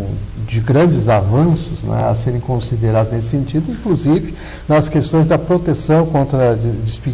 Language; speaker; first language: Portuguese; native; Portuguese